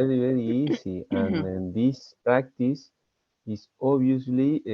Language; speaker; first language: English; non-native, learner; Spanish